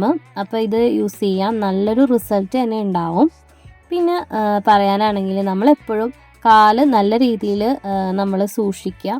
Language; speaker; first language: Malayalam; native; Malayalam